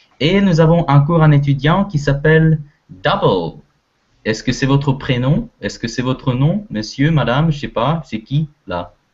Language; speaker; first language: French; non-native, fluent; Russian